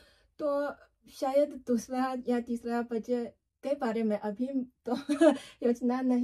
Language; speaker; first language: Hindi; non-native, learner; Chinese